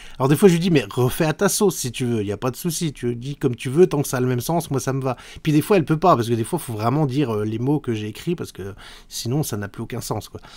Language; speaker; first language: French; native; French